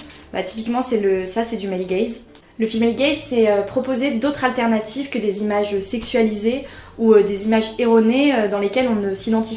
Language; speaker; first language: French; native; French